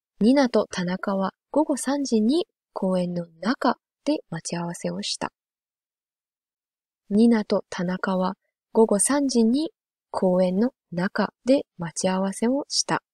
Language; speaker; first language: Japanese; non-native, fluent; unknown